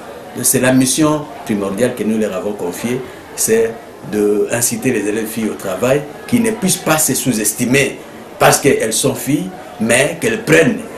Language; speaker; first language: French; native; French